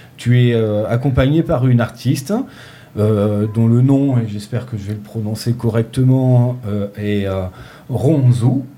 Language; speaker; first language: French; native; French